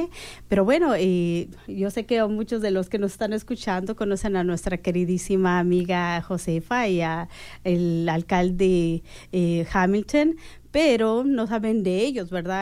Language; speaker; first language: Spanish; native; Spanish